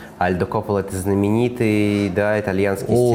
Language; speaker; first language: Russian; native; Russian